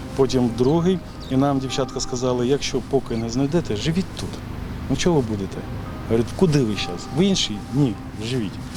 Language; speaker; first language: Ukrainian; native; Ukrainian